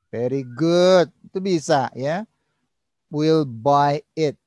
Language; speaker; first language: English; non-native, learner; Indonesian